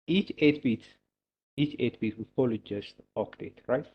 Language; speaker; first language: English; non-native, local second language; Amharic